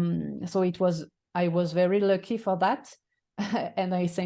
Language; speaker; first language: English; non-native, fluent; French